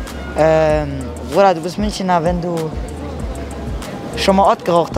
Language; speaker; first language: German; early bilingual, other home language; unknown